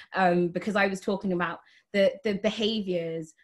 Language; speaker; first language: English; native; English